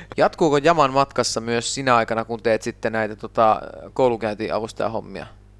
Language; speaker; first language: Finnish; native; Finnish